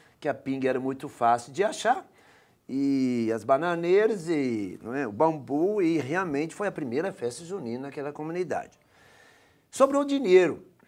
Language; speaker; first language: Portuguese; non-native, fluent; Dutch